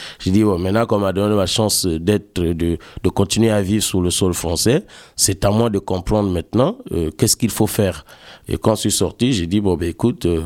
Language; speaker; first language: French; non-native, local second language; Lingala